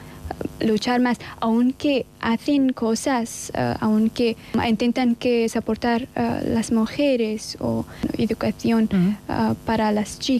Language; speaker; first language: Spanish; non-native, learner; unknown